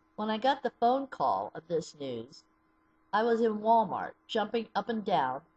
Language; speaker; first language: English; native; English